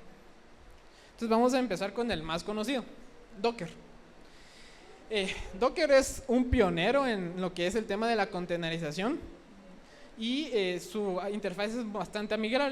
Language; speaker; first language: Spanish; native; Spanish